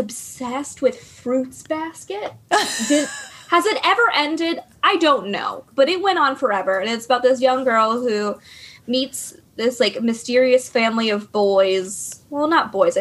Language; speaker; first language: English; native; English